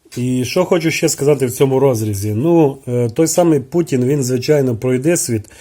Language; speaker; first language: Ukrainian; native; Ukrainian